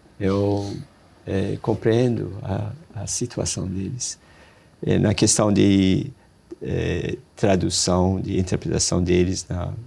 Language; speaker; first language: Portuguese; non-native, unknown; Persian